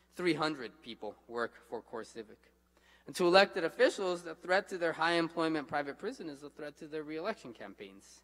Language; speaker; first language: English; native; English